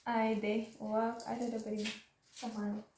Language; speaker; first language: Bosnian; non-native, learner; Filipino